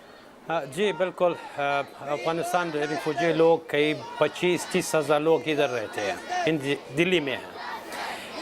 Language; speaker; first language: Hindi; non-native, fluent; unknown